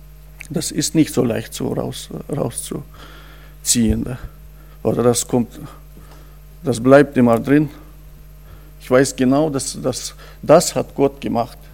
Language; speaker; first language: German; non-native, fluent; Russian